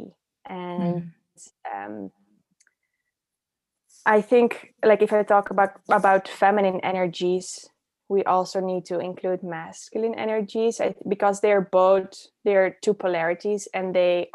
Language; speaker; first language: English; non-native, fluent; Dutch